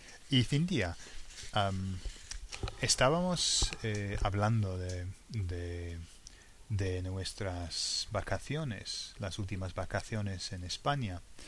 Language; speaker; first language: Spanish; non-native, fluent; English